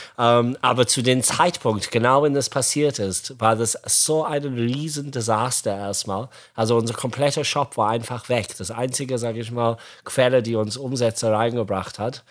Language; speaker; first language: German; non-native, fluent; Arabic